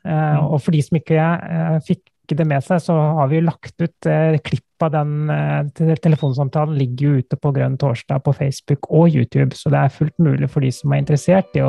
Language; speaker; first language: Norwegian; native; Norwegian